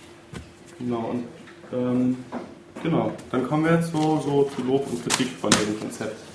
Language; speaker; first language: German; native; German